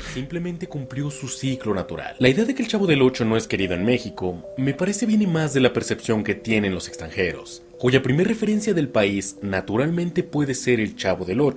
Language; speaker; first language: Spanish; native; Spanish